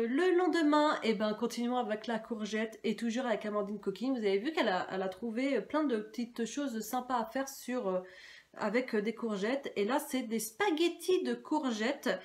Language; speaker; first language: French; native; French